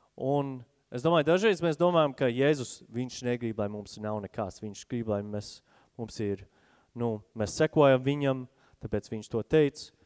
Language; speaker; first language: Latvian; non-native, fluent; English